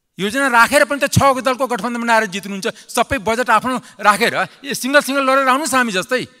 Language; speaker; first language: Nepali; non-native, local second language; Maithili